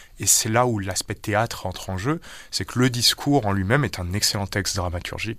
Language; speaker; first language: French; native; French